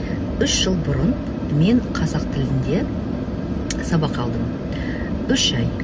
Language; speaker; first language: Kazakh; non-native, local second language; Russian